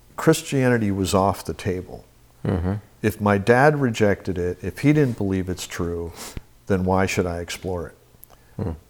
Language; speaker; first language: English; native; English